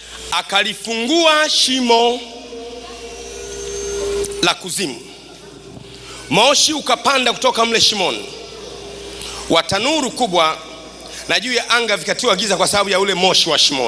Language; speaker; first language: Swahili; native; Swahili